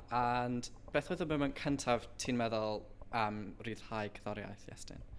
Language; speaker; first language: Welsh; non-native, local second language; English